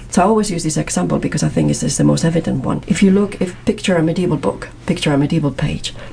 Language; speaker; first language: English; non-native, fluent; Spanish